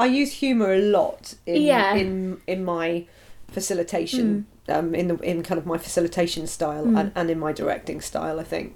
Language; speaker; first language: English; native; English